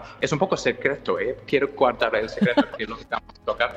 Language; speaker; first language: Spanish; non-native, fluent; English